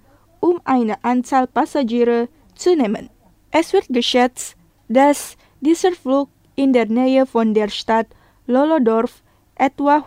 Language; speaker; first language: German; non-native, fluent; Indonesian